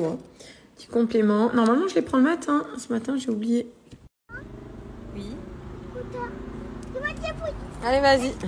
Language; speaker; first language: French; native; French